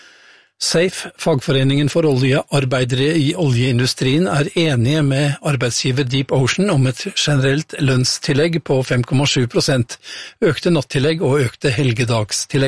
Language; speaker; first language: Norwegian; native; Norwegian